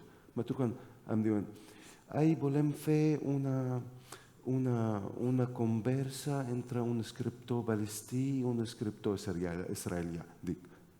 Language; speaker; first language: Catalan; non-native, fluent; Arabic